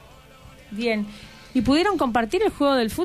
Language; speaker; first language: Spanish; native; Spanish